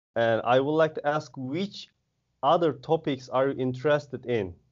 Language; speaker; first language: English; non-native, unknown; Turkish